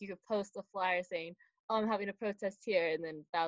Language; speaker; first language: English; native; English